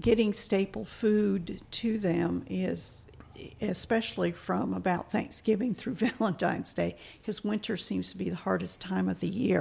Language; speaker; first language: English; early bilingual, other home language; Spanish